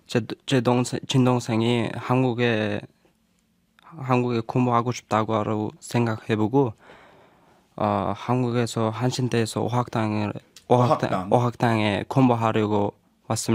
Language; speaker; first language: Korean; non-native, learner; Uzbek